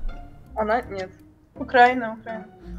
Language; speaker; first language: Russian; non-native, local second language; Kazakh